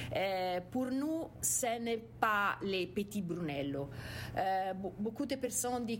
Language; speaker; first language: French; non-native, fluent; Italian